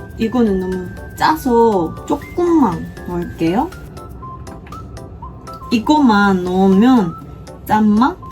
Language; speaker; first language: Korean; non-native, fluent; Japanese